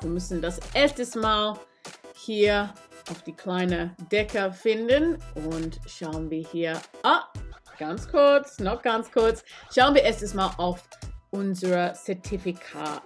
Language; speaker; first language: German; non-native, learner; English